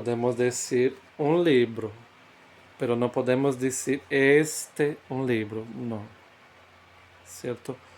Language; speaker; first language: Spanish; non-native, fluent; Portuguese